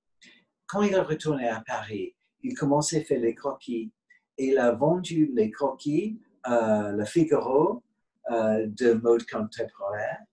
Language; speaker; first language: French; non-native, fluent; English